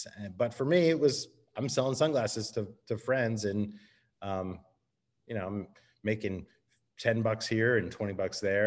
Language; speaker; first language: English; native; English